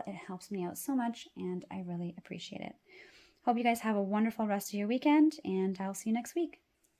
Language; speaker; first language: English; native; English